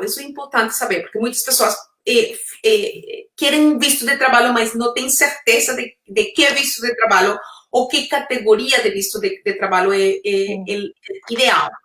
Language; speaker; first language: Portuguese; non-native, fluent; Spanish